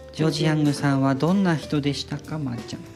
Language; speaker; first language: Japanese; native; Japanese